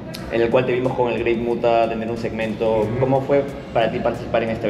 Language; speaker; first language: Spanish; native; Spanish